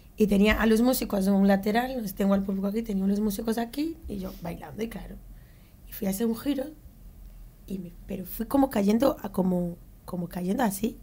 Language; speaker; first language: Spanish; non-native, fluent; Portuguese